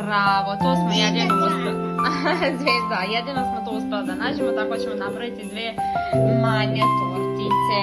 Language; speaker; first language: Bosnian; native; Bosnian